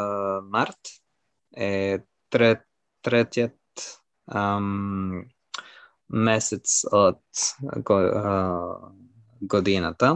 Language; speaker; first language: Bulgarian; non-native, learner; French